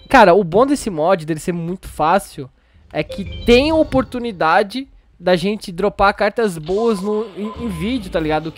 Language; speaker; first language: Portuguese; native; Portuguese